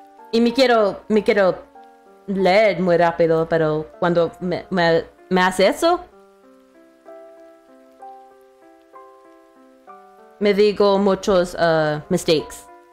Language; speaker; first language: Spanish; non-native, learner; English